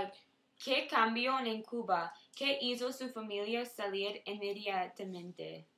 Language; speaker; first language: Spanish; non-native, learner; English